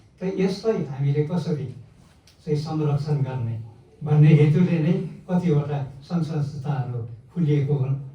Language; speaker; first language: Nepali; native; Nepali